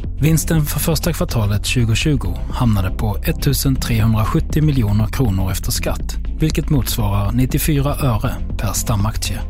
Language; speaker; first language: Swedish; native; Swedish